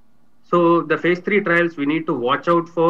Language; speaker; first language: English; non-native, local second language; Tamil